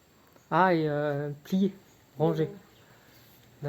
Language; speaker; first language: French; native; French